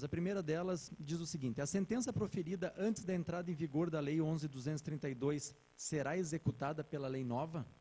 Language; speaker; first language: Portuguese; native; Portuguese